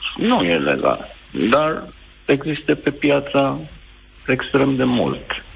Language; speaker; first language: Romanian; non-native, fluent; Persian